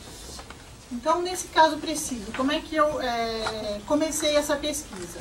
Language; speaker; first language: Portuguese; native; Portuguese